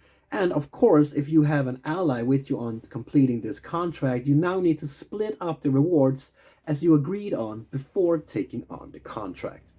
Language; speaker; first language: English; non-native, fluent; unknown